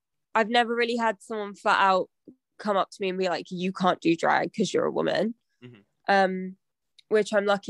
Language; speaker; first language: English; native; English